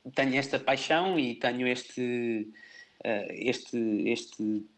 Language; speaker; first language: Portuguese; native; Portuguese